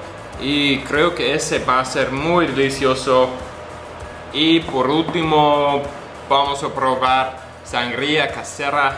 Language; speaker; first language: Spanish; non-native, learner; English